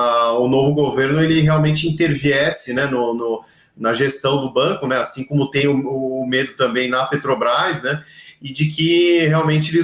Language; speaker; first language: Portuguese; native; Portuguese